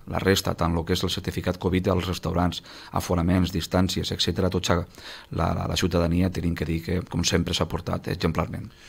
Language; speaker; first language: Catalan; native; Catalan